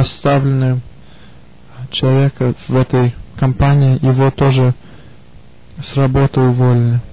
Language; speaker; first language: Russian; early bilingual, heritage; Russian